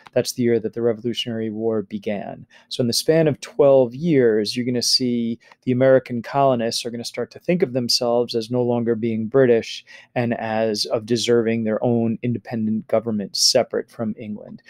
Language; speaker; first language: English; native; English